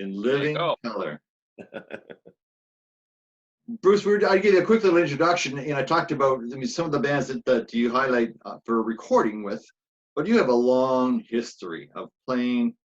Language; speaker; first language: English; native; English